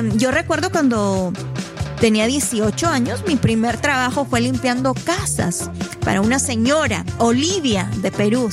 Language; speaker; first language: Spanish; native; Spanish